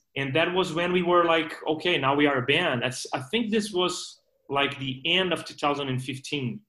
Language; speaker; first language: English; non-native, fluent; Portuguese